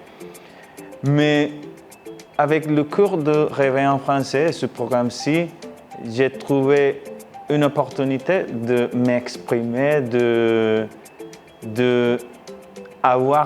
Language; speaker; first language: French; non-native, fluent; Spanish